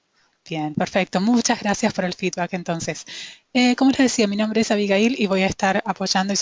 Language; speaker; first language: Spanish; native; Spanish